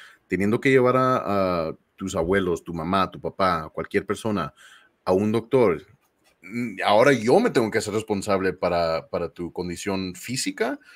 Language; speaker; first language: Spanish; early bilingual, heritage; Spanish